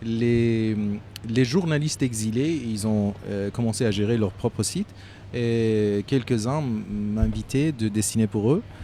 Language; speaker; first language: French; non-native, fluent; Persian